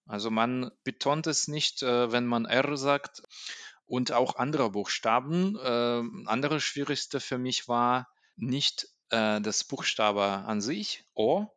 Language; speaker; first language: German; non-native, fluent; Russian